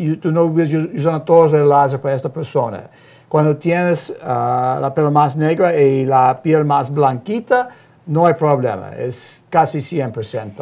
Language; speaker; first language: Spanish; non-native, learner; English